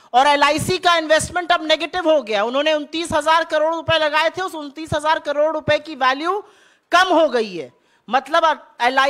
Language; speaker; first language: Hindi; native; Hindi